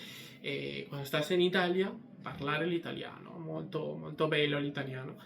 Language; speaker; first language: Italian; non-native, learner; Spanish